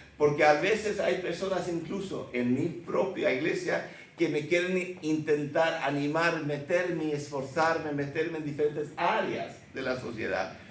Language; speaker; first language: Spanish; early bilingual, other home language; Swedish